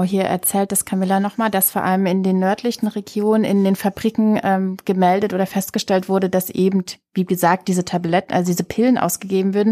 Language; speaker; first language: German; native; German